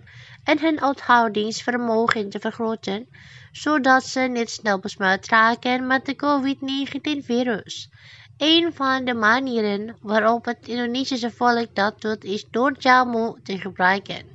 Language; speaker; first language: Dutch; non-native, fluent; Indonesian